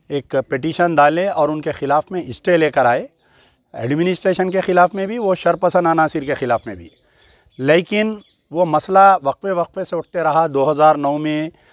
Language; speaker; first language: Hindi; non-native, local second language; Urdu